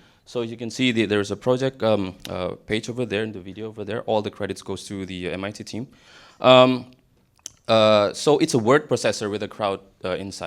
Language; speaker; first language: English; non-native, fluent; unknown